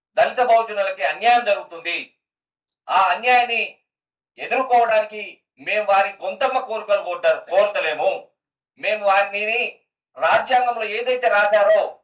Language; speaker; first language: Telugu; native; Telugu